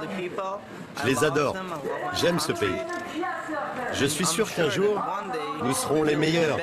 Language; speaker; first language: French; non-native, fluent; Persian